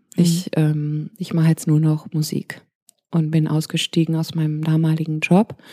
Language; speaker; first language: German; early bilingual, heritage; German